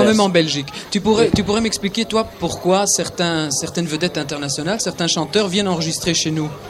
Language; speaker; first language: French; native; French